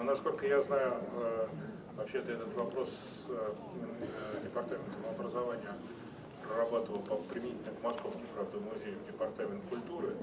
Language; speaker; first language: Russian; native; Russian